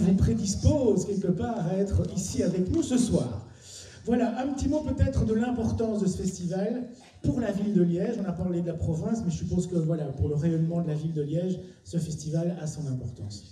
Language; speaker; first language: French; native; French